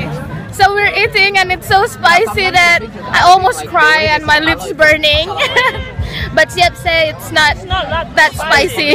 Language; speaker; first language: English; non-native, fluent; Indonesian